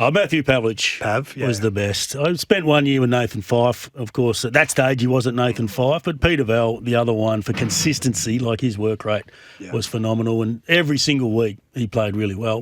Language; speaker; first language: English; native; English